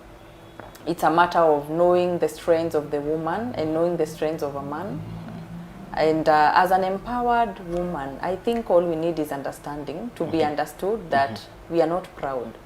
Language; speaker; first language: English; non-native, local second language; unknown